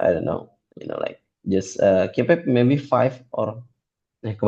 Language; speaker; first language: English; non-native, fluent; Indonesian